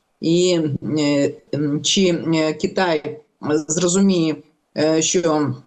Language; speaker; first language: Ukrainian; non-native, local second language; Russian